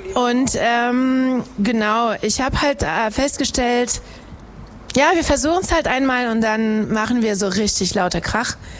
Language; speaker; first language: German; non-native, fluent; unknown